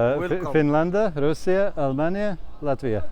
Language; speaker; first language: Arabic; non-native, learner; Latvian